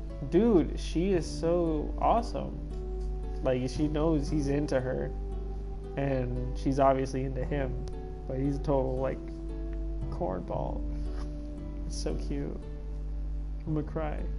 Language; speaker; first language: English; early bilingual, other home language; Spanish